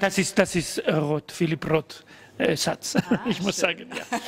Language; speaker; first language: German; non-native, learner; Spanish